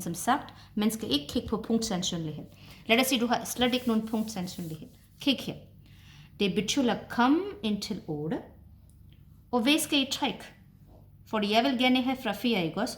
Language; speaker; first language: Danish; non-native, fluent; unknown